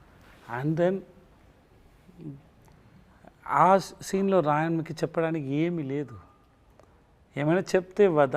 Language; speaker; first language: Telugu; non-native, learner; Tamil